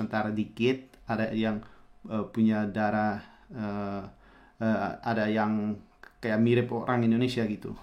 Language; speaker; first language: Indonesian; non-native, fluent; Dutch